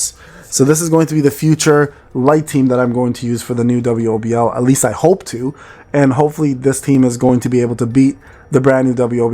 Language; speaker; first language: English; native; English